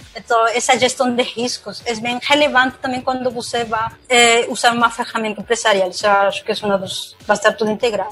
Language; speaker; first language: Portuguese; non-native, fluent; Spanish